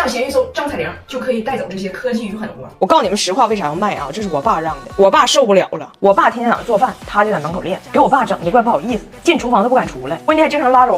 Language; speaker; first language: Chinese; native; Chinese